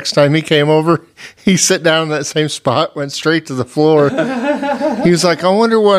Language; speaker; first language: English; native; English